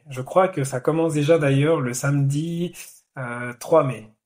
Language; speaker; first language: French; native; French